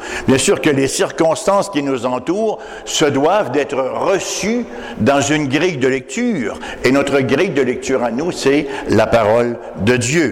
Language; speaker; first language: French; native; French